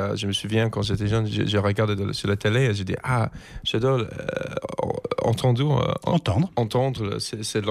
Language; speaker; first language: French; non-native, learner; English